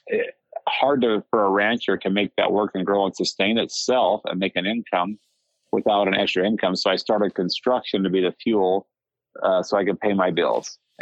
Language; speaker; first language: English; native; English